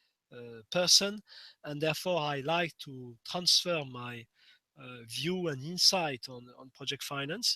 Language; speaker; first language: English; non-native, fluent; French